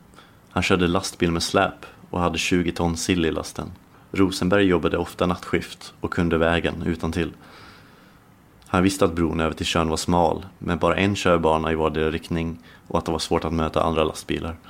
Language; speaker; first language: Swedish; native; Swedish